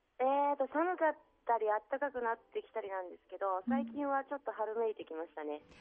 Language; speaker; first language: Japanese; native; Japanese